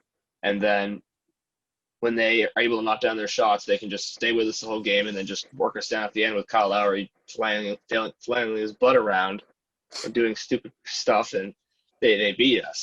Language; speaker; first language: English; native; English